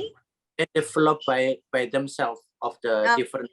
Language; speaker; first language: English; non-native, learner; Indonesian